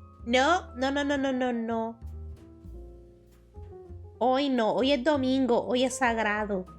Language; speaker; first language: Spanish; early bilingual, heritage; Spanish